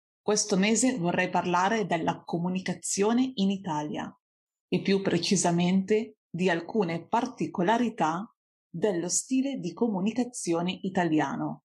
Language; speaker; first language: Italian; native; Italian